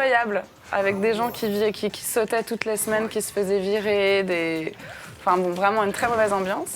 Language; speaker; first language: French; native; French